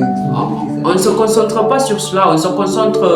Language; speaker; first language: French; non-native, learner; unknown